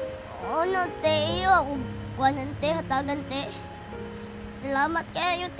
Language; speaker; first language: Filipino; non-native, local second language; Cebuano